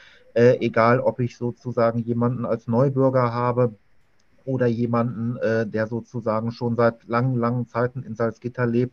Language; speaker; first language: German; native; German